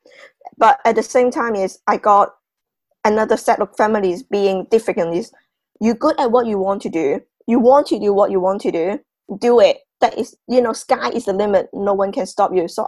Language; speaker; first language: English; non-native, local second language; Cantonese